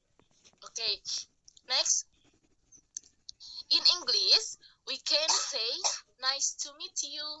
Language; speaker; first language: English; non-native, fluent; Indonesian